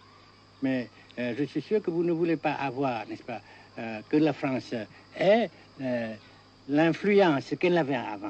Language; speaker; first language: French; non-native, fluent; Vietnamese